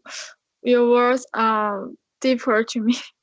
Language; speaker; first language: English; non-native, learner; Chinese